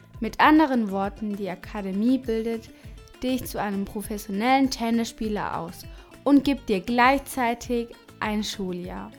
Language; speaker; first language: German; non-native, fluent; Spanish